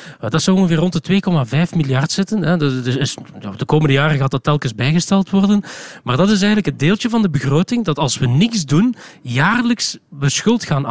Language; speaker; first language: Dutch; native; Dutch